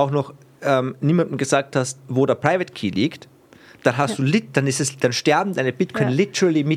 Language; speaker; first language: German; native; German